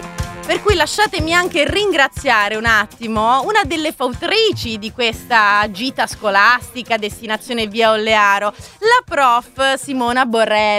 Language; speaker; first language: Italian; native; Italian